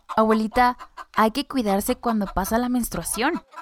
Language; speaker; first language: Spanish; non-native, local second language; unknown